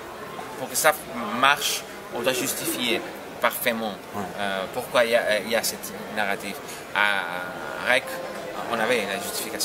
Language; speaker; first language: French; non-native, fluent; Spanish